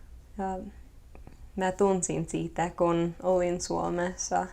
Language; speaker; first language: Finnish; non-native, fluent; English